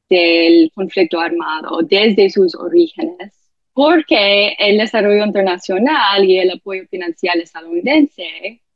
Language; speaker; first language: Spanish; non-native, fluent; English